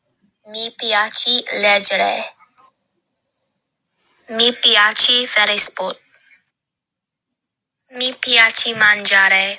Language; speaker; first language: Italian; non-native, learner; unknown